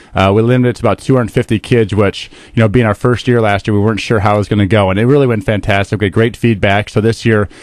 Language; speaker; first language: English; native; English